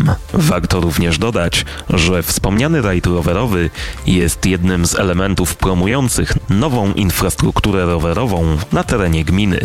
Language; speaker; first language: Polish; native; Polish